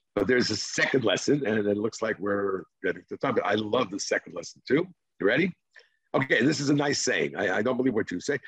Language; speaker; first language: English; non-native, fluent; Hebrew